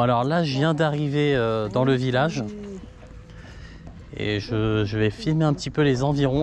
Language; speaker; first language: French; native; French